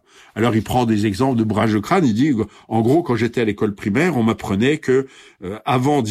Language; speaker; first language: French; native; French